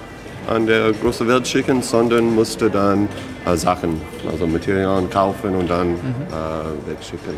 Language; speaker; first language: German; non-native, fluent; English